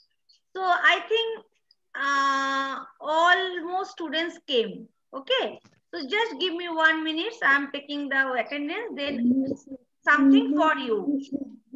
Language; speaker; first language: English; non-native, learner; Bangla